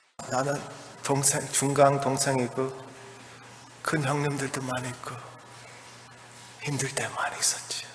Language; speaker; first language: Korean; early bilingual, heritage; Korean